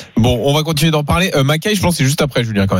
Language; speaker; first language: French; native; French